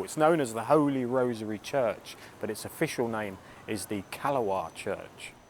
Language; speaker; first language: English; native; English